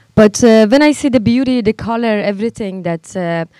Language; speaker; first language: English; non-native, fluent; Persian